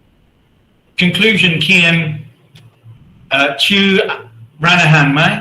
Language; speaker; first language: Thai; non-native, learner; English